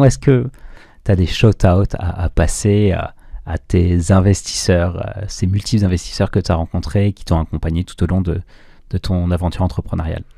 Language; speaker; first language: French; native; French